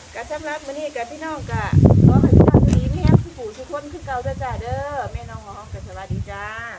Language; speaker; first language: Thai; native; Thai